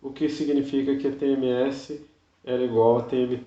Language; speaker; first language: Portuguese; native; Portuguese